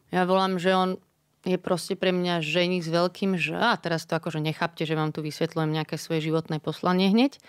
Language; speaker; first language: Slovak; native; Slovak